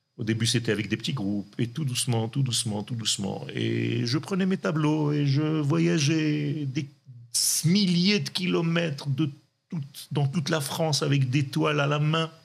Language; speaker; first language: French; non-native, local second language; Hebrew